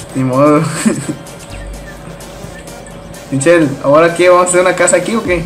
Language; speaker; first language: Spanish; native; Spanish